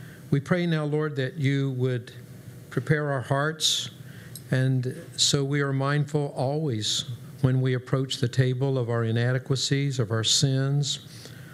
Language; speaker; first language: English; native; English